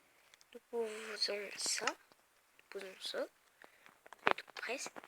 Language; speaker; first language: French; native; French